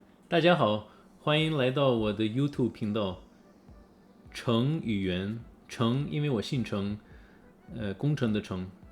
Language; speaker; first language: Chinese; early bilingual, heritage; English